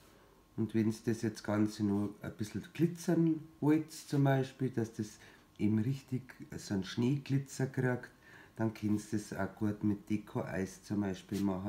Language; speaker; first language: German; native; German